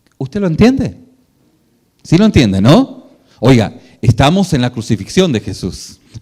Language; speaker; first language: Spanish; native; Spanish